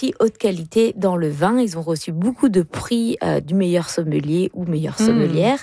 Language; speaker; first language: French; native; French